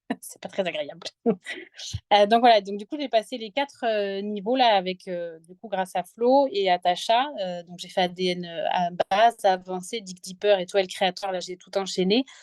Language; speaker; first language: French; native; French